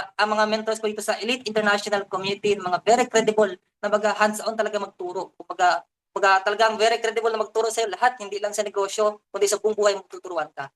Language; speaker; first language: Filipino; native; Filipino